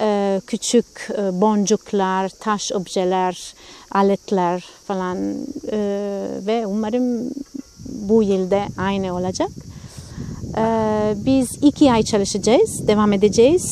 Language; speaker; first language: Turkish; non-native, fluent; Italian